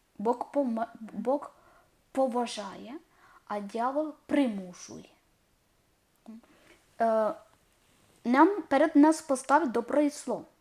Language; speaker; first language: Ukrainian; non-native, learner; Malayalam